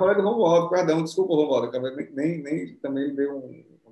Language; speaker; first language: Portuguese; native; Portuguese